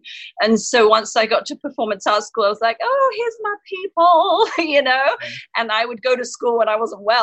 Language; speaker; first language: English; native; English